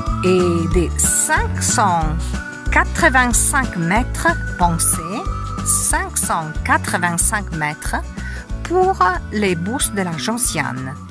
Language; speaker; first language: French; non-native, fluent; Italian